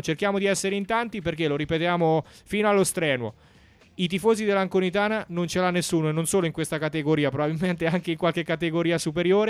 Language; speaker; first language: Italian; native; Italian